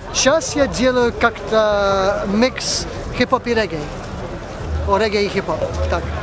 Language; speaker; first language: Russian; early bilingual, heritage; Russian